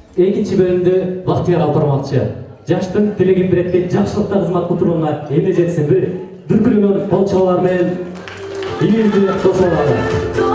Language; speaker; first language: Kyrgyz; native; Kyrgyz